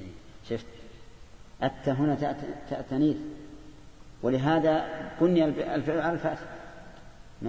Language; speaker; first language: Arabic; native; Arabic